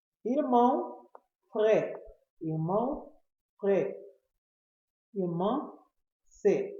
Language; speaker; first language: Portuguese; non-native, fluent; Haitian Creole